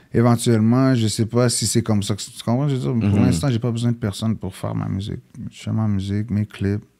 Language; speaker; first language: French; early bilingual, other home language; English